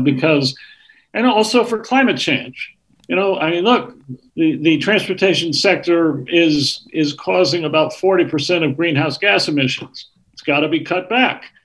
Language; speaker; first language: English; native; English